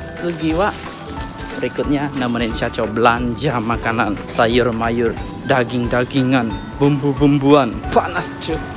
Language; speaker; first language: Indonesian; native; Indonesian